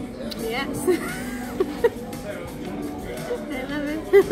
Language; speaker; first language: English; non-native, fluent; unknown